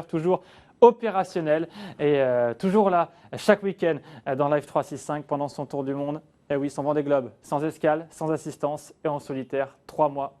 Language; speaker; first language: French; native; French